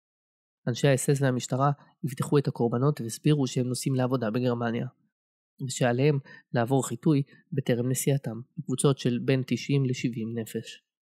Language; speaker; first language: Hebrew; native; Hebrew